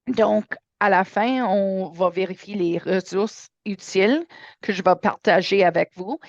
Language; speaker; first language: French; non-native, learner; English